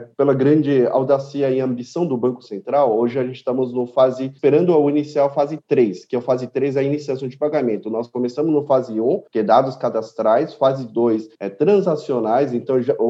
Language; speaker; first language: Portuguese; early bilingual, other home language; Korean